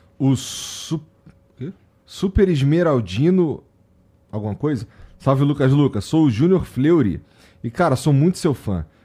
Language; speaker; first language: Portuguese; native; Portuguese